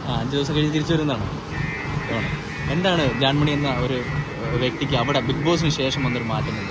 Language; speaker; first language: Malayalam; native; Malayalam